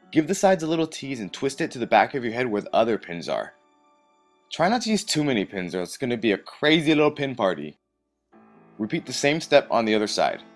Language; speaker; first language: English; native; English